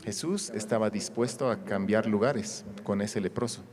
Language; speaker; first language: Spanish; native; Spanish